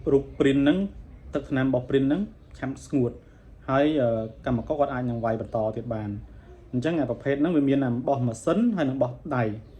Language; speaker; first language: Khmer; native; Khmer